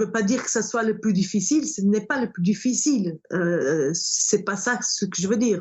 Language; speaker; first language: French; non-native, fluent; Portuguese